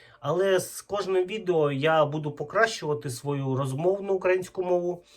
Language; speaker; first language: Ukrainian; non-native, local second language; Russian